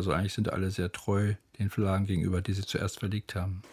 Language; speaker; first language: German; native; German